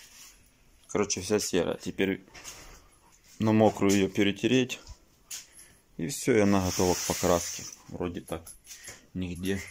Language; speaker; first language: Russian; native; Russian